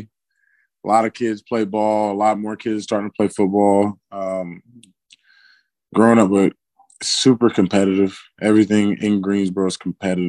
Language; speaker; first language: English; native; English